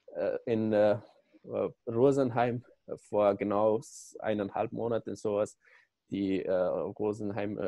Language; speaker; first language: German; non-native, learner; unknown